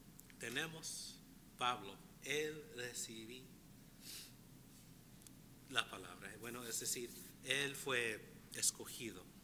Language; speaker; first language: Spanish; non-native, fluent; English